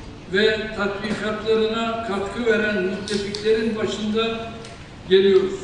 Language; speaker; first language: Turkish; native; Turkish